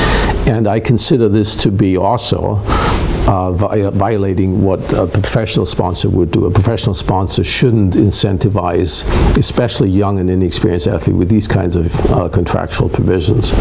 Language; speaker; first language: English; non-native, fluent; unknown